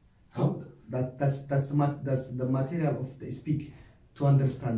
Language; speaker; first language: English; non-native, learner; Oromo